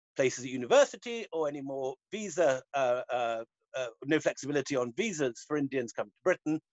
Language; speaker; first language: English; native; English